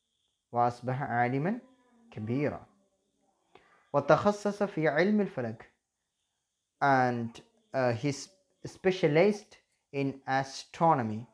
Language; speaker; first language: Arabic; non-native, fluent; Malayalam